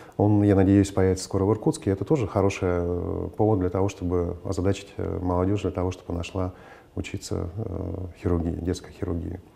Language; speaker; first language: Russian; native; Russian